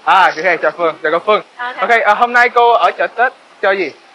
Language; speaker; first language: Vietnamese; early bilingual, heritage; Vietnamese